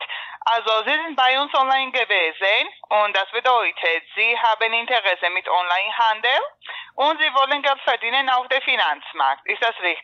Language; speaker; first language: German; non-native, learner; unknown